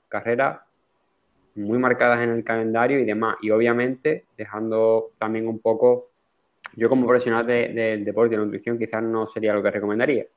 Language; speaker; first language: Spanish; native; Spanish